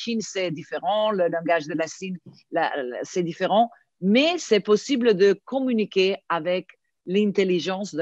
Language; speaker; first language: French; non-native, fluent; Italian